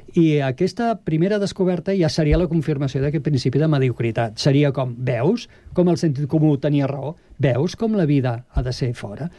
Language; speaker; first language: Catalan; native; Catalan